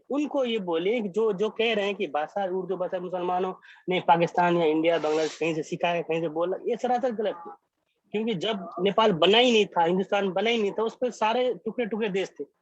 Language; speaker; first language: Hindi; non-native, local second language; Maithili